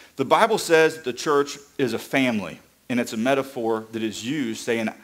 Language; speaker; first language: English; native; English